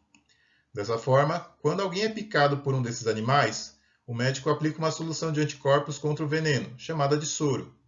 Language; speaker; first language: Portuguese; native; Portuguese